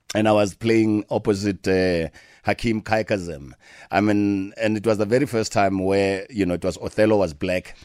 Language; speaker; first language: English; non-native, local second language; Tswana